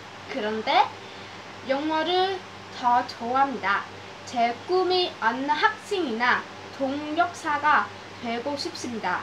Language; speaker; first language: Korean; non-native, learner; Vietnamese